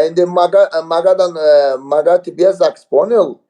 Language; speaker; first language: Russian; non-native, learner; Azerbaijani